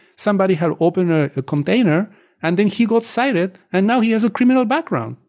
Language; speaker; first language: English; non-native, fluent; Spanish